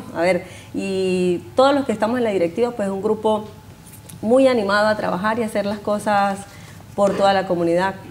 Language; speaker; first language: Spanish; native; Spanish